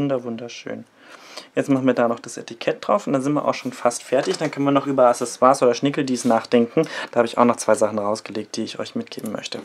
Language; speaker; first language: German; native; German